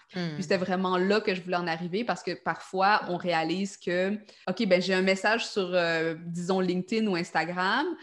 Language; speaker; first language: French; native; French